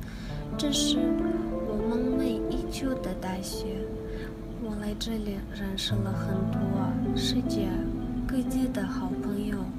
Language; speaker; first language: Chinese; non-native, learner; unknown